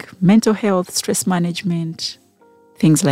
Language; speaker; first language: English; non-native, local second language; Ganda